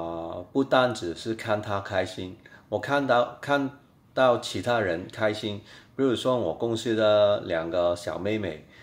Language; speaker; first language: Chinese; non-native, fluent; Cantonese